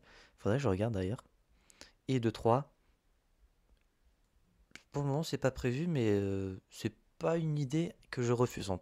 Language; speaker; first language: French; native; French